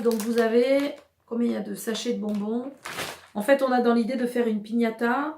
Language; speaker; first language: French; native; French